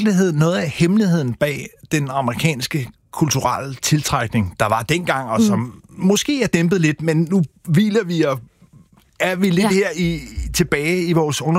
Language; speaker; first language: Danish; native; Danish